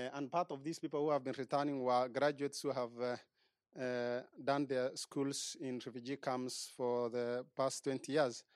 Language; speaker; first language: English; non-native, local second language; Somali